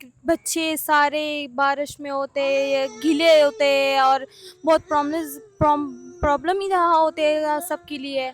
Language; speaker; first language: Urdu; non-native, learner; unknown